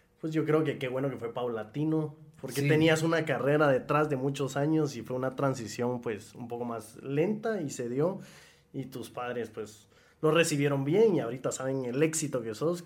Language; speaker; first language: Spanish; native; Spanish